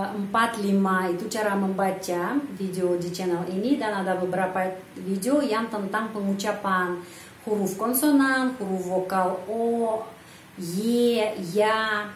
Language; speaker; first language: Indonesian; non-native, fluent; Russian